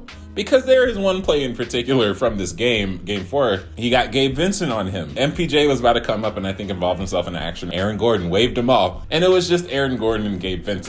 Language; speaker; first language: English; native; English